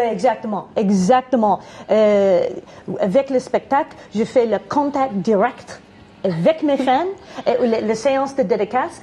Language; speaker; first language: French; non-native, learner; English